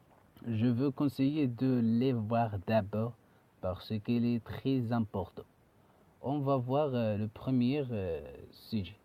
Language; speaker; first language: French; non-native, learner; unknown